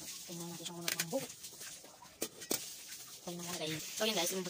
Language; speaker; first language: Filipino; native; Filipino